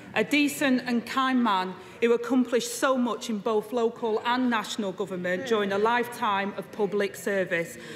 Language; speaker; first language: English; native; English